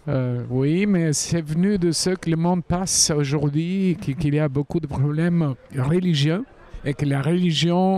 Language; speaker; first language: French; non-native, fluent; Albanian